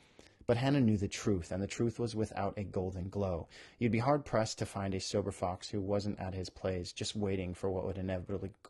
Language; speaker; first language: English; native; English